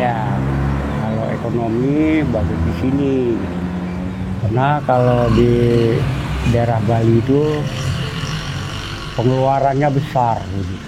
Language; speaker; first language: Indonesian; non-native, local second language; Balinese